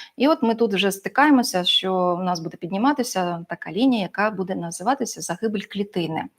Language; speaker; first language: Ukrainian; non-native, local second language; Russian